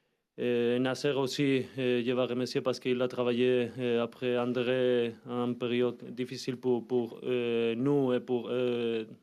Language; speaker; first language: French; non-native, learner; Spanish